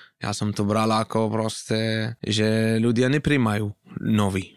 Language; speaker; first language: Slovak; non-native, fluent; Arabic